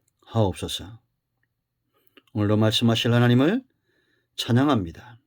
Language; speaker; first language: Korean; native; Korean